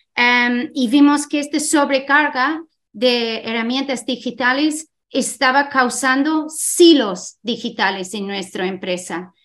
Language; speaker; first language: Spanish; non-native, fluent; English